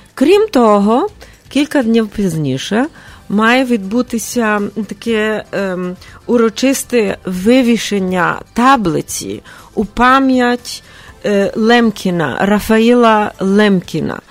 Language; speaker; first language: Ukrainian; early bilingual, heritage; Ukrainian